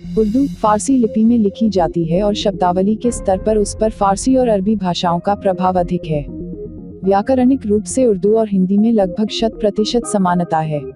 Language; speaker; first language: Hindi; native; Hindi